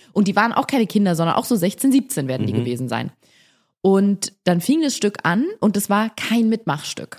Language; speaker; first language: German; early bilingual, other home language; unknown